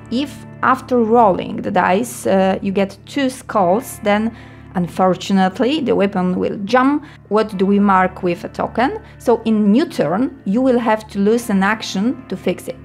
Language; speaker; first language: English; non-native, fluent; Polish